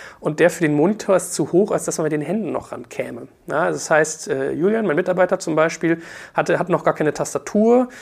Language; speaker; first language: German; native; German